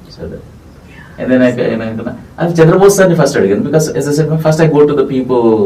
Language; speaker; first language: English; non-native, local second language; Telugu